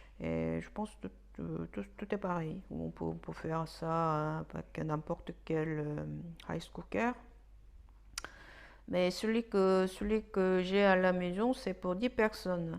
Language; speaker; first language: French; non-native, fluent; Korean